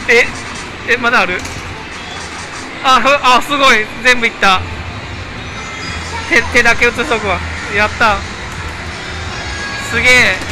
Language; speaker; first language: Japanese; native; Japanese